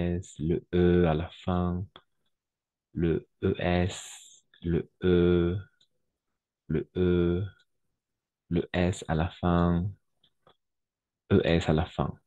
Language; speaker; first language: French; non-native, fluent; Spanish